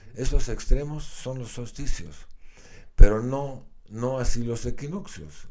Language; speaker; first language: Spanish; non-native, fluent; Slovenian